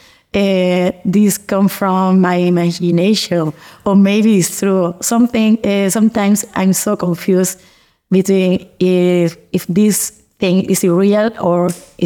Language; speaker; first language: English; non-native, learner; Spanish